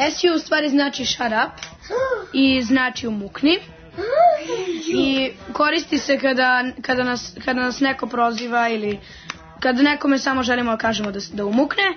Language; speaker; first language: Serbian; native; Serbian